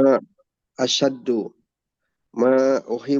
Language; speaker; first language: Arabic; non-native, learner; Indonesian